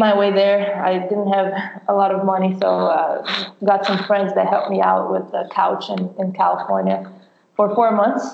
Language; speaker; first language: English; non-native, fluent; Portuguese